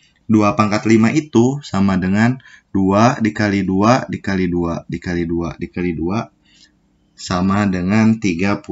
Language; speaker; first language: Indonesian; native; Indonesian